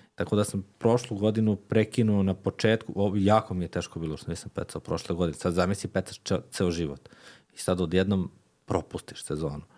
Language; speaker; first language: Serbian; native; Serbian